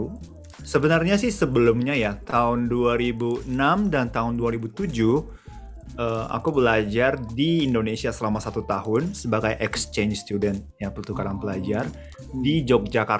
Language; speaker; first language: Indonesian; non-native, fluent; Japanese